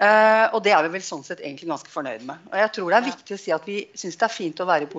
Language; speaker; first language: Norwegian; native; Norwegian